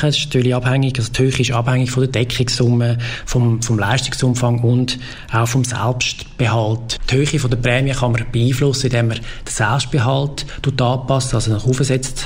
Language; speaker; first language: German; native; German